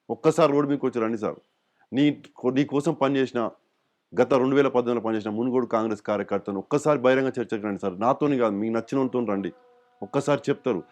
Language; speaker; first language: Telugu; native; Telugu